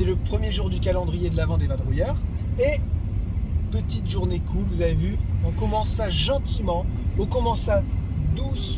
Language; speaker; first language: French; native; French